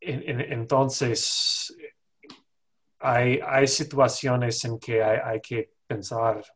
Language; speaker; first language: Spanish; non-native, fluent; English